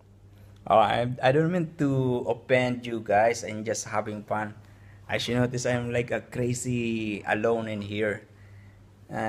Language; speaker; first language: English; non-native, local second language; Filipino